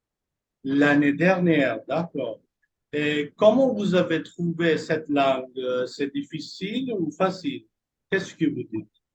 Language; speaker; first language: French; non-native, fluent; Urdu